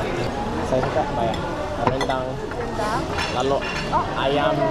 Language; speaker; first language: Indonesian; non-native, learner; English